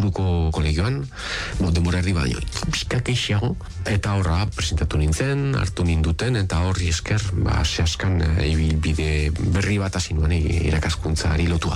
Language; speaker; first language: Basque; native; Basque